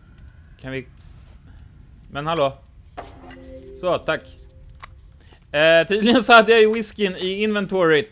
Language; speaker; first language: Swedish; native; Swedish